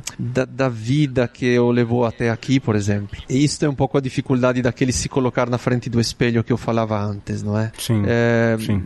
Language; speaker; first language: Portuguese; non-native, fluent; Italian